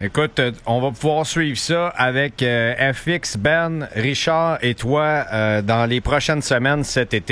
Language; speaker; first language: French; native; French